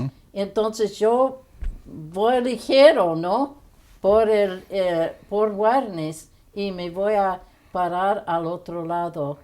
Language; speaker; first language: Spanish; non-native, fluent; English